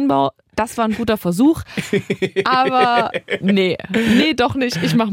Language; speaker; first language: German; native; German